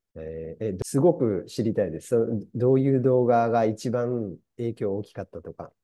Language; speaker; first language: Japanese; native; Japanese